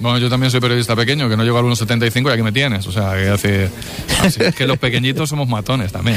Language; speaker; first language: Spanish; native; Spanish